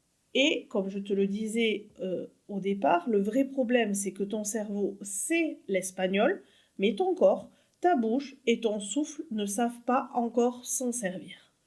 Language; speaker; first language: French; native; French